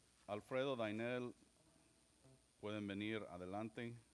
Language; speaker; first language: Spanish; non-native, fluent; English